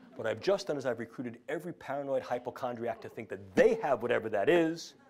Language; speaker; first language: English; native; English